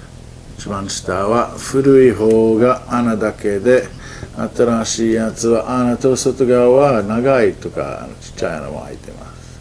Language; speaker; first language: Japanese; non-native, fluent; English